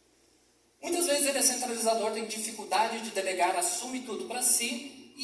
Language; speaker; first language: Portuguese; native; Portuguese